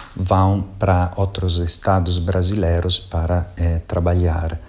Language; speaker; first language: Portuguese; non-native, fluent; Italian